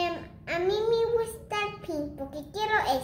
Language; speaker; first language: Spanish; early bilingual, heritage; English